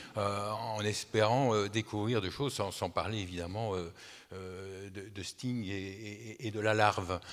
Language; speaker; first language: French; native; French